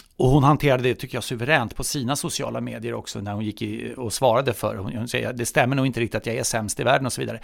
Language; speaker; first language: Swedish; native; Swedish